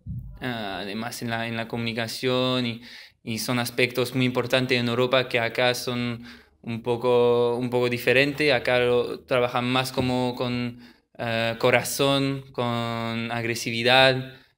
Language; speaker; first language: Spanish; early bilingual, heritage; French